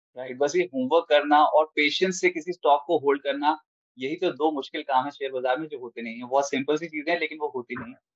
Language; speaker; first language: Hindi; native; Hindi